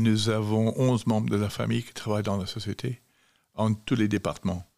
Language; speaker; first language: French; non-native, fluent; English